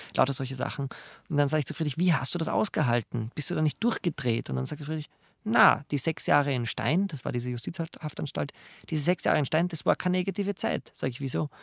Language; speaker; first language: German; native; German